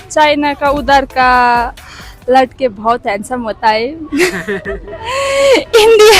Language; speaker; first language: Hindi; non-native, learner; Nepali